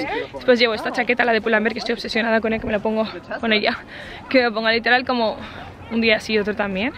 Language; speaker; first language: Spanish; native; Spanish